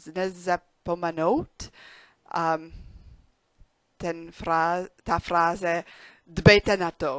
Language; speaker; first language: Czech; non-native, learner; English